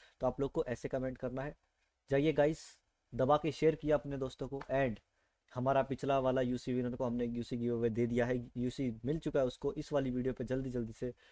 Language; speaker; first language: Hindi; native; Hindi